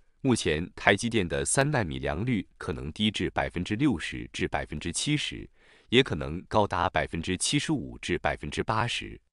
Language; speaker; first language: Chinese; native; Chinese